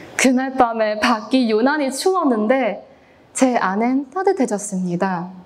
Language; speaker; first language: Korean; non-native, fluent; Cantonese